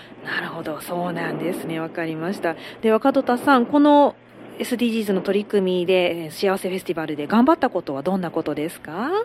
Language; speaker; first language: Japanese; native; Japanese